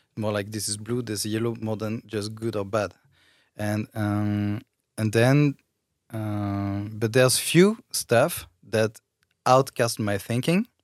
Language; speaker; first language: English; non-native, fluent; French